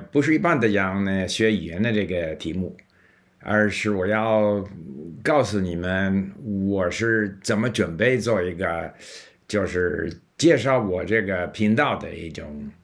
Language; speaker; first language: Chinese; non-native, fluent; English